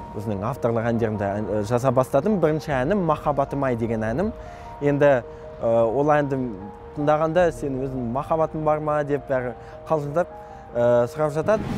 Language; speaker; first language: Kazakh; non-native, local second language; Russian